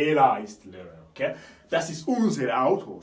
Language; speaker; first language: German; non-native, fluent; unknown